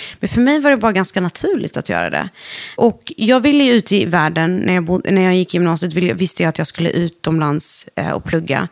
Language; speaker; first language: Swedish; early bilingual, other home language; Arabic